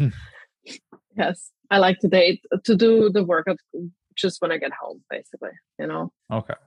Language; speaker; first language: English; non-native, fluent; German